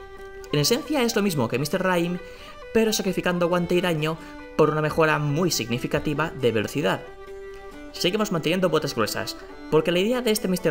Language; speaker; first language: Spanish; native; Spanish